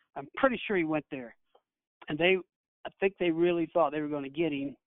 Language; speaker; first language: English; native; English